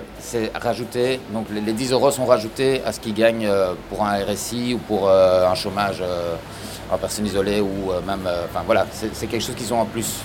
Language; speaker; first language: French; native; French